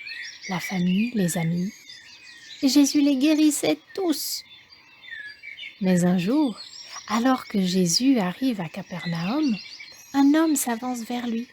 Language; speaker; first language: French; native; French